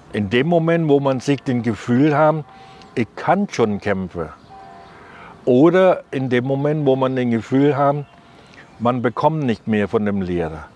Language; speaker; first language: German; non-native, learner; Thai